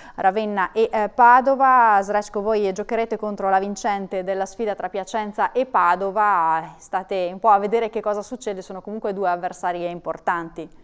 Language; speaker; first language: Italian; native; Italian